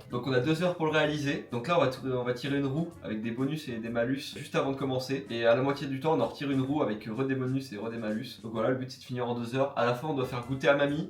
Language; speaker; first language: French; native; French